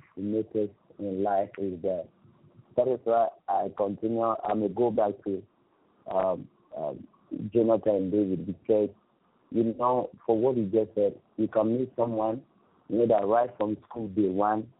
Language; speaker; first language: English; non-native, local second language; Akan